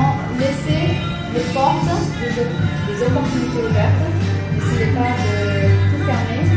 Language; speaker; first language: French; early bilingual, other home language; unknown